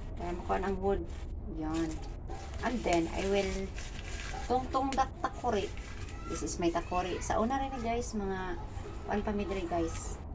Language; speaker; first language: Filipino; non-native, local second language; Cebuano